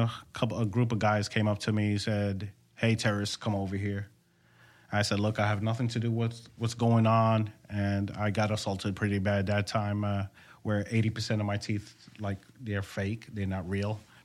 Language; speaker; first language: English; native; English